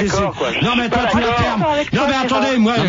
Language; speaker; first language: French; native; French